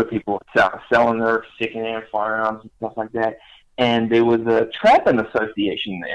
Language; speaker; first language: English; native; English